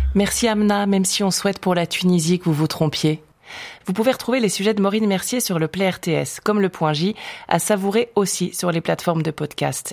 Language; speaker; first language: French; native; French